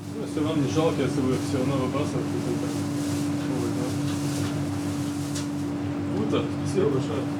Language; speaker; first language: Russian; non-native, fluent; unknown